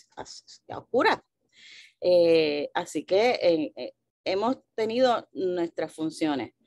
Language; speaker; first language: Spanish; early bilingual, heritage; Spanish